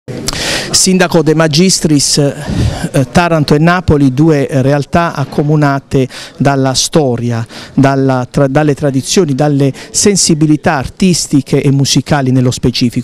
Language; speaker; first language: Italian; native; Italian